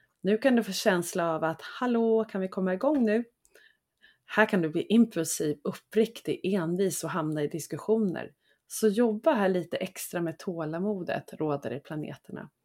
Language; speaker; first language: Swedish; native; Swedish